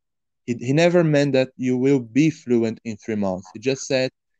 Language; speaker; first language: English; non-native, fluent; Portuguese